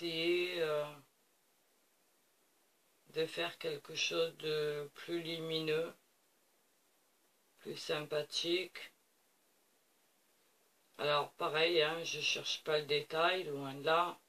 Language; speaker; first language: French; native; French